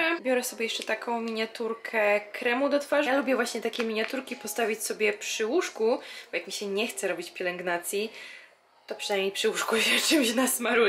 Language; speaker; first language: Polish; native; Polish